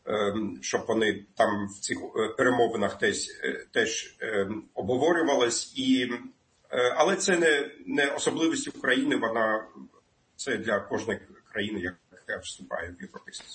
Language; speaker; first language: Ukrainian; non-native, fluent; German